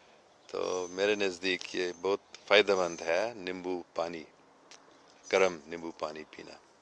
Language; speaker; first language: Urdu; non-native, fluent; English